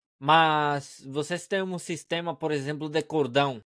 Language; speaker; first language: Portuguese; non-native, learner; Spanish